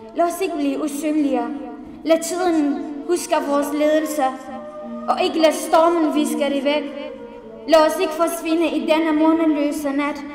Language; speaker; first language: Danish; non-native, fluent; Central Kurdish